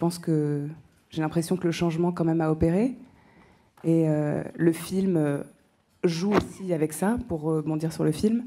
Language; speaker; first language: French; native; French